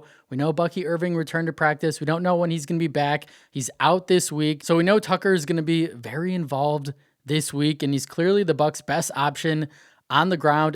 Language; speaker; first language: English; native; English